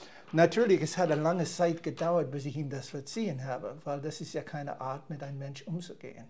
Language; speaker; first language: German; non-native, fluent; English